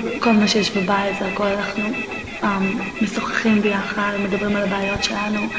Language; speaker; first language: Hebrew; early bilingual, heritage; Hebrew